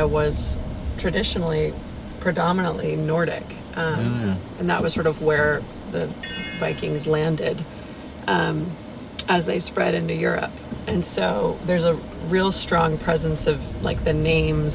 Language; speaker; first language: English; native; English